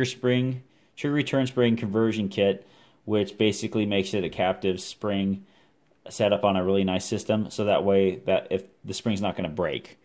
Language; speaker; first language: English; native; English